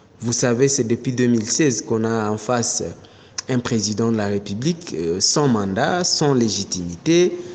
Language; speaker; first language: French; non-native, local second language; Swahili